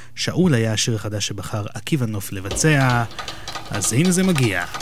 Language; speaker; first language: Hebrew; native; Hebrew